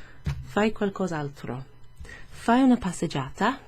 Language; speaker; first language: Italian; non-native, fluent; English